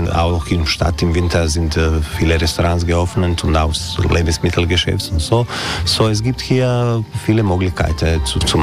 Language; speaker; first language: German; non-native, learner; Croatian